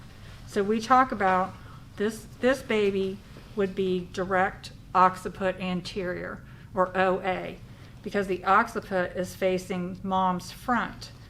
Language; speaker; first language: English; native; English